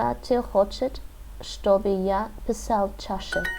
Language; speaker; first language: Russian; non-native, learner; English